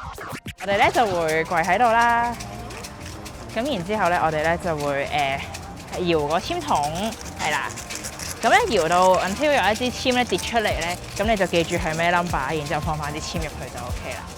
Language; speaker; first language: Cantonese; native; Cantonese